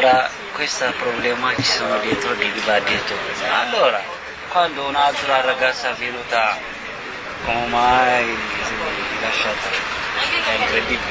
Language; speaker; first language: Italian; non-native, learner; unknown